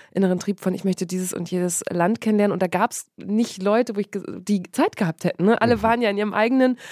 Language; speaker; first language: German; native; German